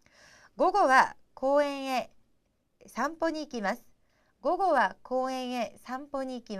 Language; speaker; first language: Japanese; non-native, fluent; Korean